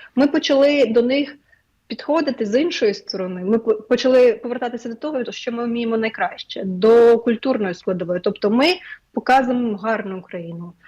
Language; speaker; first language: Ukrainian; native; Ukrainian